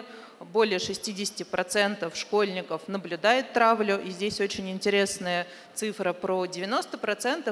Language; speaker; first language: Russian; native; Russian